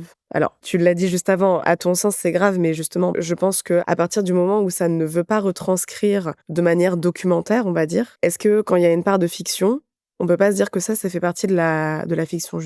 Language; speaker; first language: French; native; French